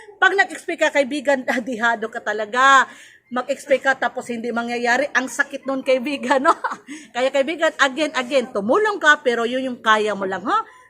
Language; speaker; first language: Filipino; non-native, local second language; Cebuano